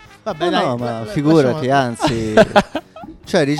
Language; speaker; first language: Italian; native; Italian